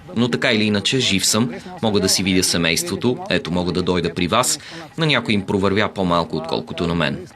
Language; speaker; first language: Bulgarian; early bilingual, heritage; Bulgarian